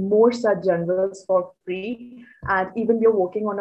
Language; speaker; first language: English; non-native, local second language; Hindi